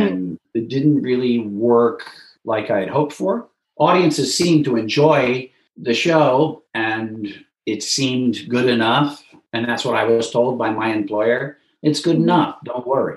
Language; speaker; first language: English; native; English